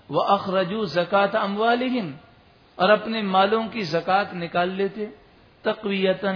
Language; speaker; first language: Urdu; native; Urdu